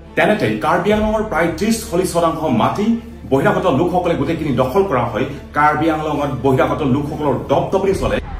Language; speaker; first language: Assamese; non-native, local second language; Karbi